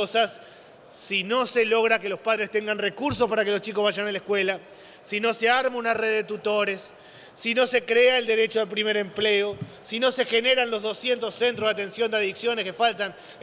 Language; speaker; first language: Spanish; native; Spanish